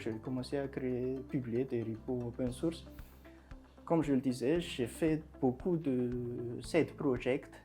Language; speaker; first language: French; non-native, local second language; Malagasy